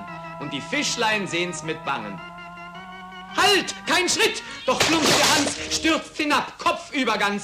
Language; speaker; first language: German; native; German